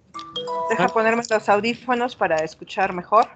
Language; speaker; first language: Spanish; native; Spanish